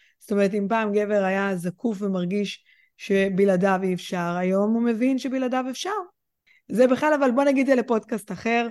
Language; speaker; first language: Hebrew; native; Hebrew